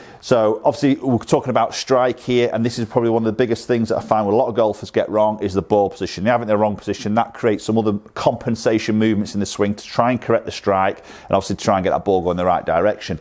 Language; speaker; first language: English; native; English